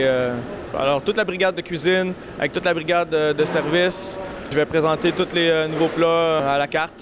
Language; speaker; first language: French; native; French